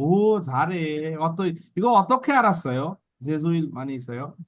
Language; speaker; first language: Korean; non-native, learner; Bangla